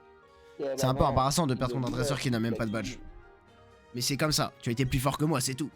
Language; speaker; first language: French; native; French